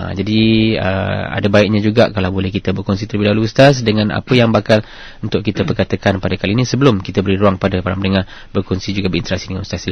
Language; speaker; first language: Malay; native; Malay